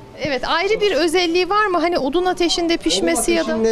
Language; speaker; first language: Turkish; native; Turkish